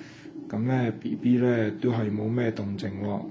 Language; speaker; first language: Cantonese; native; Cantonese